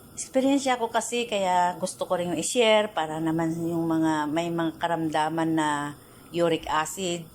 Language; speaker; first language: Filipino; non-native, local second language; Iloko